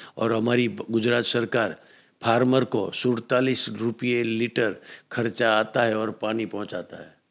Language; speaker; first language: Hindi; non-native, local second language; Gujarati